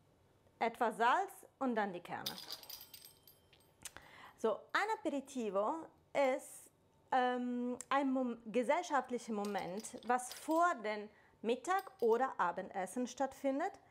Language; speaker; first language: German; non-native, fluent; Italian